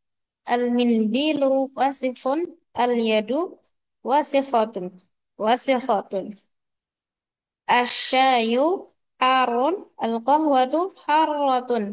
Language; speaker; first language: Arabic; non-native, fluent; Indonesian